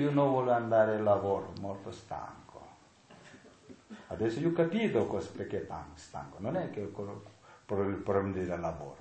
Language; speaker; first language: Italian; non-native, learner; Tibetan